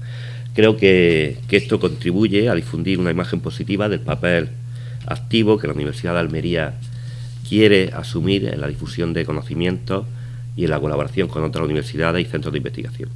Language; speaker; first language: Spanish; native; Spanish